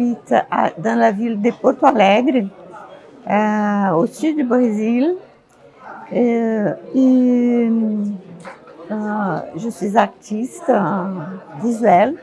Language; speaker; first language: French; non-native, fluent; Portuguese